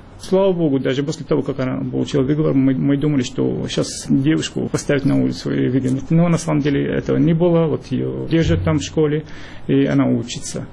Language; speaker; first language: Russian; non-native, fluent; Arabic